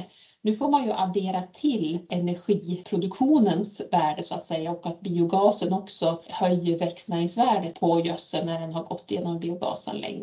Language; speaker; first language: Swedish; native; Swedish